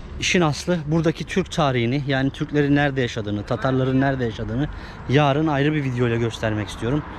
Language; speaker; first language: Turkish; native; Turkish